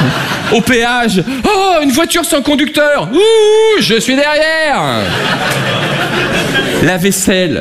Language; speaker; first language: French; native; French